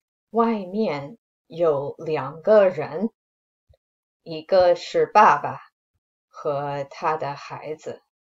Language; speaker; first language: Chinese; non-native, fluent; English